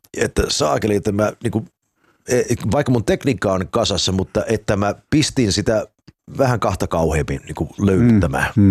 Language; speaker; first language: Finnish; early bilingual, heritage; Finnish